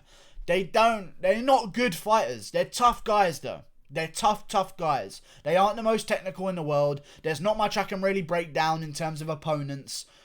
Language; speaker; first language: English; native; English